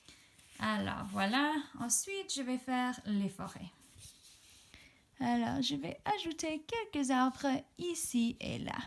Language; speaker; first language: French; non-native, fluent; English